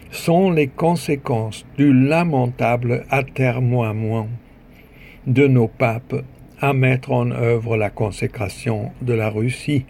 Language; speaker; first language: French; native; French